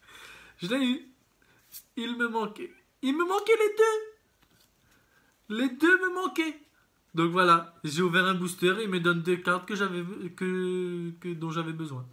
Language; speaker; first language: French; native; French